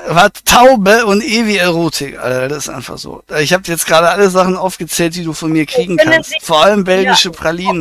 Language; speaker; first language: German; native; German